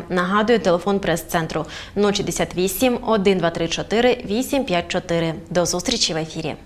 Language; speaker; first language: Ukrainian; native; Ukrainian